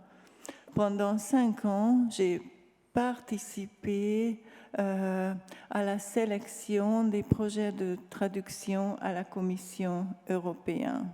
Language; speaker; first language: French; non-native, fluent; Hungarian